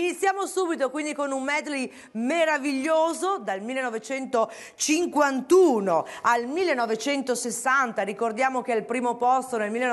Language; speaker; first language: Italian; native; Italian